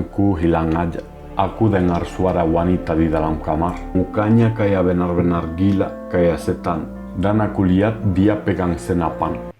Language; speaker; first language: Indonesian; non-native, fluent; Spanish